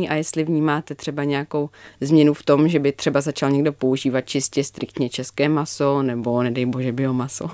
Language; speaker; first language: Czech; native; Czech